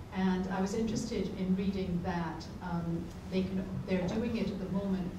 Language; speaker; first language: English; native; English